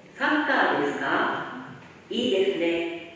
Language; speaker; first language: Japanese; non-native, learner; Indonesian